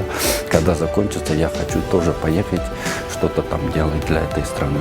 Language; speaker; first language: Russian; non-native, local second language; Kyrgyz